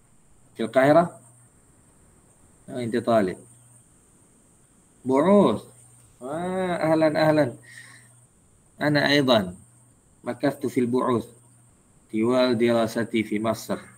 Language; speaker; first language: Arabic; non-native, fluent; Malay